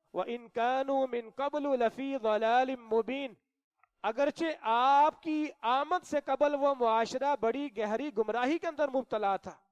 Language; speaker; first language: Urdu; non-native, local second language; Punjabi